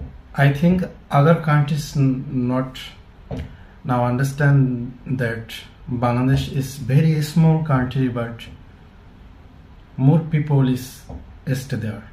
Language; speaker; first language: English; non-native, learner; Bangla